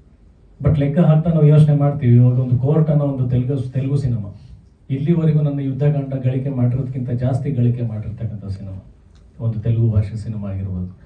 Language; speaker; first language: Kannada; native; Kannada